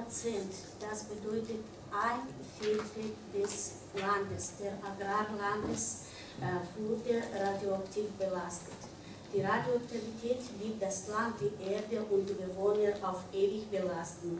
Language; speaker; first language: German; non-native, fluent; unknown